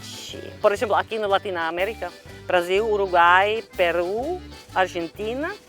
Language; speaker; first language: Portuguese; non-native, learner; Finnish